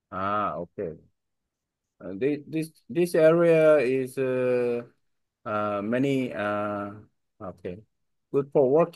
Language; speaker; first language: English; non-native, learner; Korean